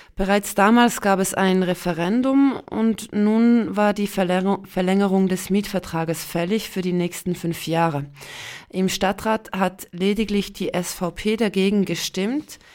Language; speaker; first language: German; native; German